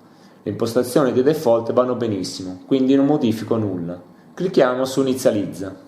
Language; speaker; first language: Italian; native; Italian